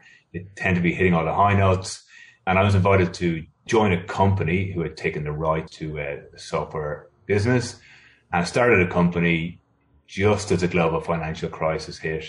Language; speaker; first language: English; native; English